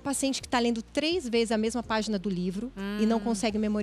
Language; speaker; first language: Portuguese; native; Portuguese